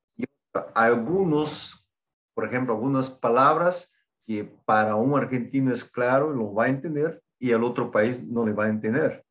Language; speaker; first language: Spanish; non-native, fluent; Portuguese